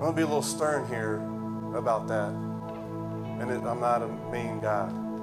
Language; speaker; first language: English; native; English